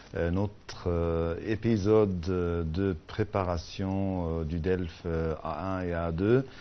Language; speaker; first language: French; non-native, fluent; Arabic